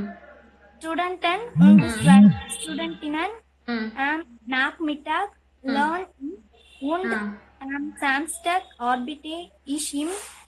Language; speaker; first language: German; non-native, learner; Tamil